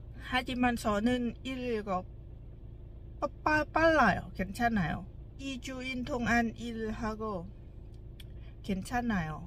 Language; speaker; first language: Korean; non-native, learner; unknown